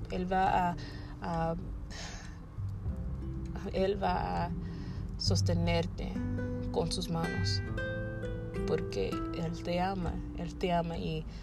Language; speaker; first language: Spanish; non-native, learner; English